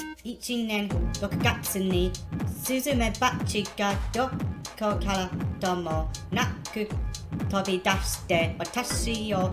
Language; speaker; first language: Japanese; non-native, learner; English